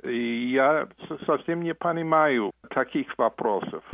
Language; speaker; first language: Russian; non-native, fluent; English